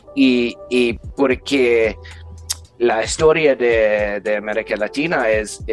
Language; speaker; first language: Spanish; non-native, fluent; English